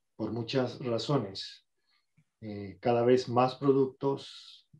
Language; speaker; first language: Spanish; native; Spanish